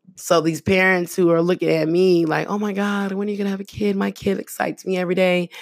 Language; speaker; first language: English; early bilingual, other home language; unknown